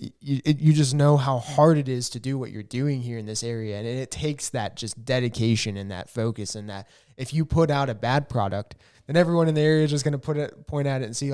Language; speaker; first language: English; native; English